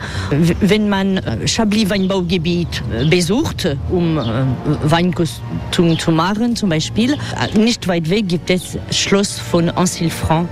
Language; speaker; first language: German; non-native, fluent; French